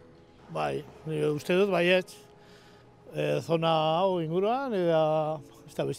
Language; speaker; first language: Basque; non-native, local second language; Spanish